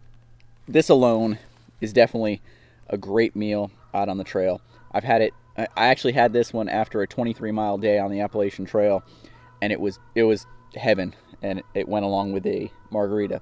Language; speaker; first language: English; native; English